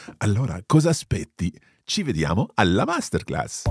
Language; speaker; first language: Italian; non-native, fluent; English